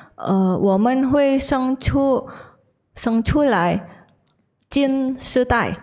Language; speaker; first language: Chinese; non-native, learner; Indonesian